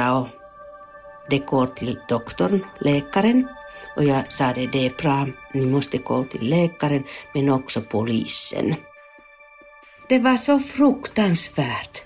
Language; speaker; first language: Swedish; non-native, learner; Finnish